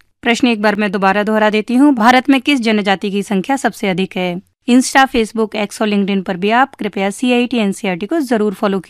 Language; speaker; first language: Hindi; native; Hindi